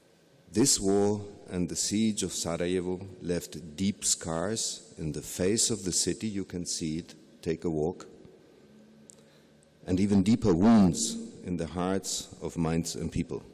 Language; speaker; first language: English; non-native, fluent; German